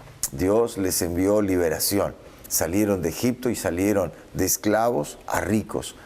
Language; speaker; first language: Spanish; native; Spanish